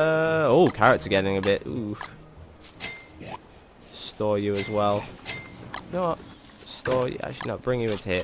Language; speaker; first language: English; native; English